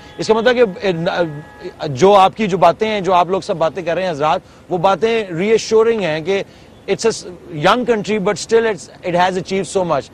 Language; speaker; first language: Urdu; native; Urdu